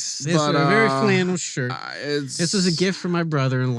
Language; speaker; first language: English; native; English